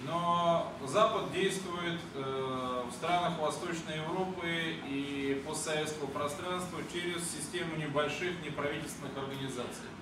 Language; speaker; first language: Russian; native; Russian